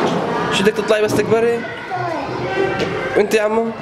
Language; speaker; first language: Arabic; native; Arabic